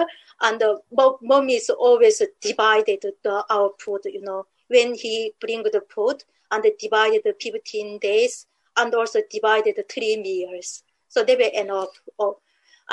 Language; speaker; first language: English; non-native, learner; Korean